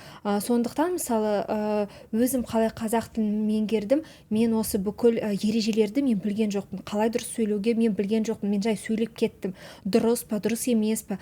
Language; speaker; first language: Kazakh; non-native, local second language; Russian